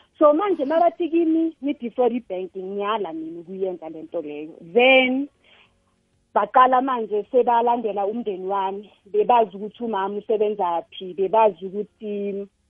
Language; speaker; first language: Zulu; non-native, local second language; Northern Sotho